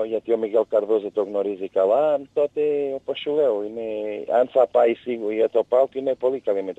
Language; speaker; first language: Greek; non-native, learner; Portuguese